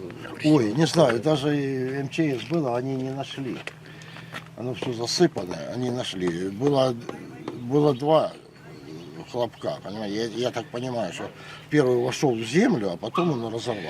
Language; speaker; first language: Russian; native; Russian